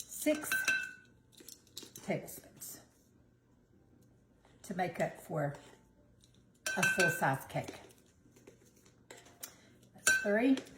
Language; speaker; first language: English; native; English